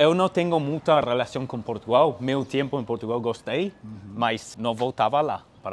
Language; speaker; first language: Portuguese; non-native, fluent; English